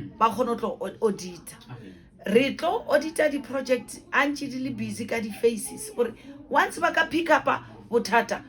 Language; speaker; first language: Northern Sotho; non-native, local second language; Venda